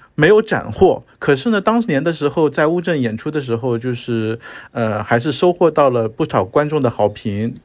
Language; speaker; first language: Chinese; native; Chinese